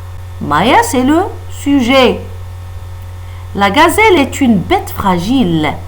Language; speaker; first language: French; non-native, local second language; Arabic